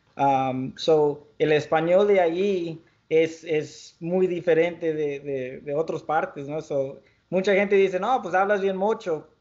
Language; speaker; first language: Spanish; early bilingual, heritage; Spanish